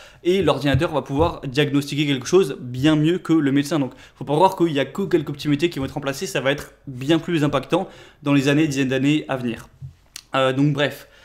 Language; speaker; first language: French; native; French